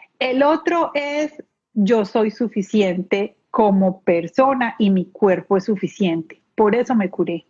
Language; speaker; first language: Spanish; native; Spanish